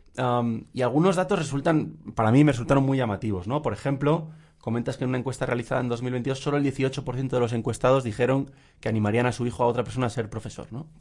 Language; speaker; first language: Spanish; native; Spanish